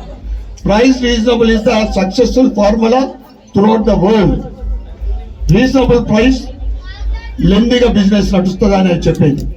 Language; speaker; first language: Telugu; native; Telugu